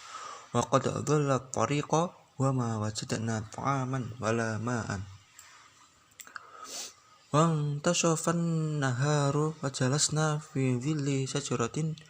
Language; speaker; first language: Arabic; non-native, learner; Indonesian